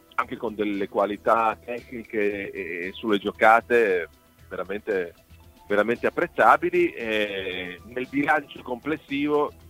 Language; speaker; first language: Italian; native; Italian